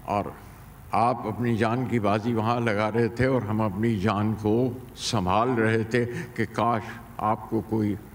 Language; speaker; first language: Hindi; native; Hindi